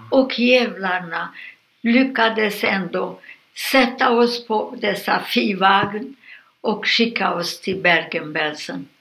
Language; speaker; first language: Swedish; non-native, fluent; Hungarian